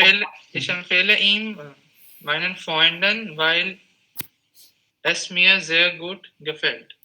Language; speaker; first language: German; non-native, learner; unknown